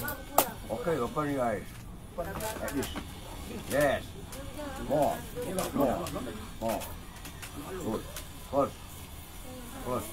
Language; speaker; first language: English; non-native, learner; Balinese